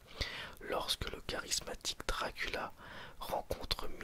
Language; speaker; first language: French; native; French